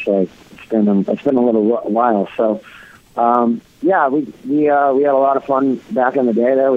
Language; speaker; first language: English; native; English